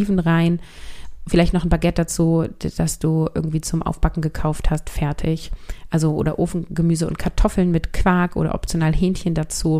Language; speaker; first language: German; native; German